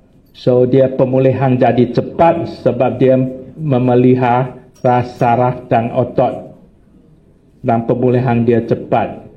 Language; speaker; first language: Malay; non-native, local second language; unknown